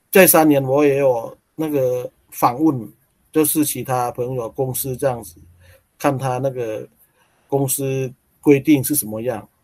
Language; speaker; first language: Chinese; non-native, learner; Thai